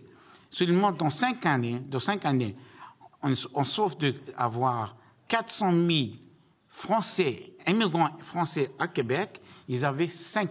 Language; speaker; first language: French; non-native, learner; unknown